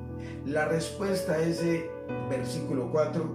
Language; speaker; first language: Spanish; native; Spanish